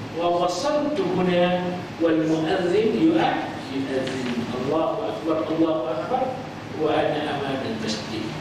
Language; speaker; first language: Arabic; non-native, fluent; Malay